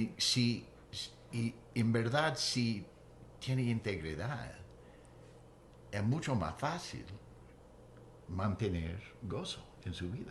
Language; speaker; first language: Spanish; non-native, fluent; English